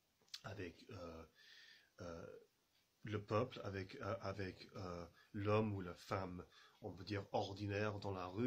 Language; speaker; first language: French; non-native, fluent; English